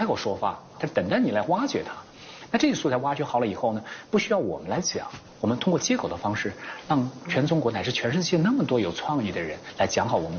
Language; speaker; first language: Chinese; native; Chinese